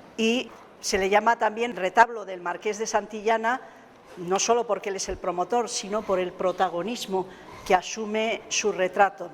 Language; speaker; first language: Spanish; native; Spanish